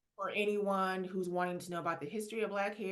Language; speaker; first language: English; native; English